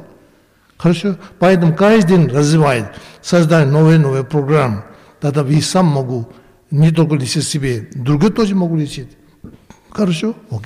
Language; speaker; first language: Russian; non-native, learner; Tibetan